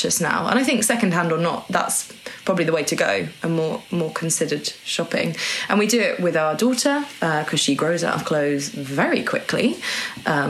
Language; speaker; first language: English; native; English